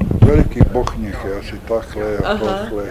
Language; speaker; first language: Czech; early bilingual, heritage; Czech